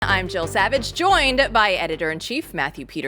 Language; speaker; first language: English; native; English